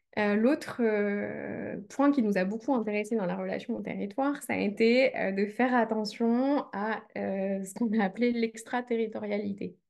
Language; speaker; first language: French; native; French